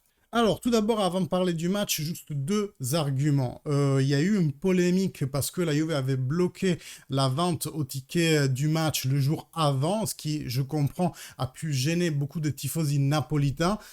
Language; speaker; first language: French; early bilingual, heritage; Italian